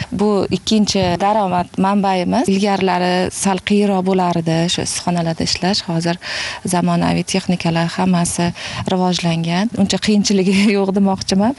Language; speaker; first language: Uzbek; native; Uzbek